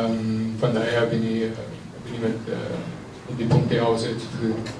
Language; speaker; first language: German; non-native, learner; French